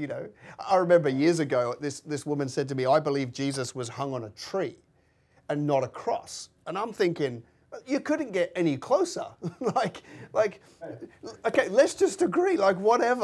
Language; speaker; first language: English; native; English